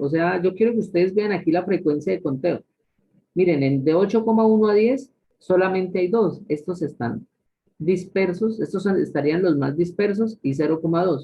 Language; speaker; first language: Spanish; native; Spanish